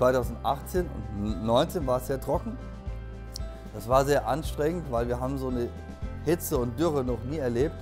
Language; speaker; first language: German; native; German